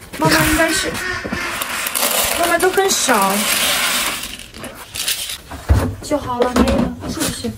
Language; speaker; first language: Chinese; non-native, learner; Ukrainian